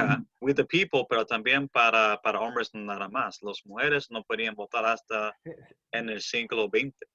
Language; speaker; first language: Spanish; early bilingual, heritage; Spanish